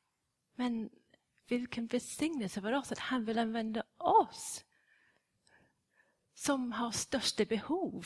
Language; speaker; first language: Swedish; non-native, fluent; English